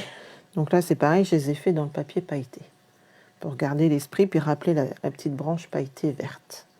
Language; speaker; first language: French; native; French